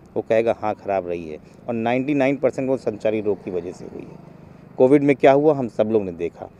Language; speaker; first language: Hindi; native; Hindi